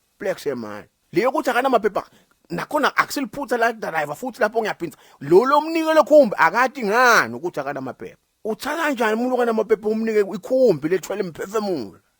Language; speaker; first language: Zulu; non-native, local second language; Swati